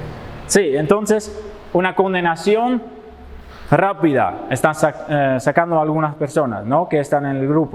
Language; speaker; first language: Spanish; non-native, fluent; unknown